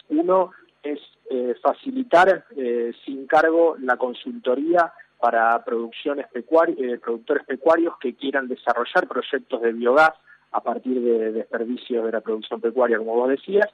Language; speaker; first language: Spanish; native; Spanish